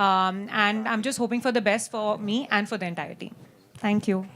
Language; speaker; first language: Telugu; non-native, learner; Hindi